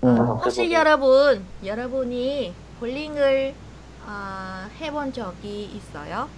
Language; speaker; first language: Korean; non-native, fluent; Vietnamese